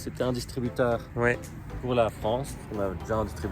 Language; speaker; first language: French; native; French